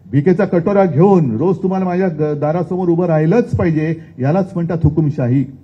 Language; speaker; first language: Hindi; non-native, local second language; Marathi